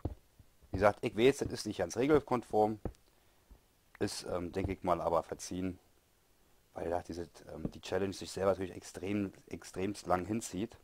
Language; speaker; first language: German; native; German